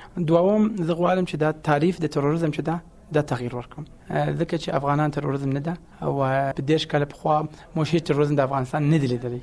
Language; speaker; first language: Pashto; non-native, local second language; Persian